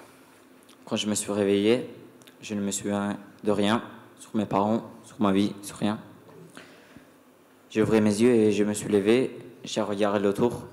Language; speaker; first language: French; non-native, learner; Turkish